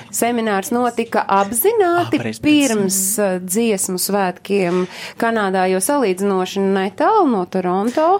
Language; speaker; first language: Latvian; native; Latvian